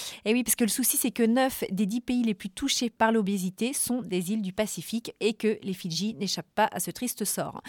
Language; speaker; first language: French; native; French